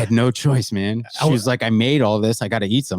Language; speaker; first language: English; native; English